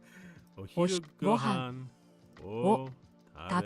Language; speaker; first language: Japanese; non-native, learner; English